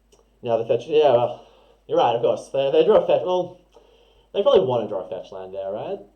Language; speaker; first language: English; native; English